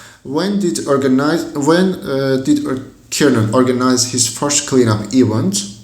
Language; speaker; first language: English; non-native, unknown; Azerbaijani